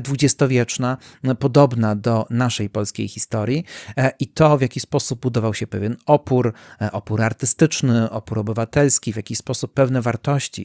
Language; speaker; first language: Polish; native; Polish